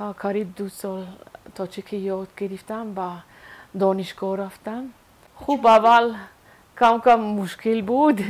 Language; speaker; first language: Persian; non-native, fluent; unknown